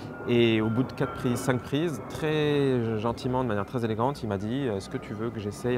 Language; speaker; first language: French; native; French